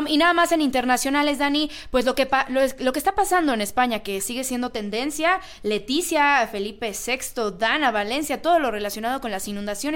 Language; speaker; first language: Spanish; native; Spanish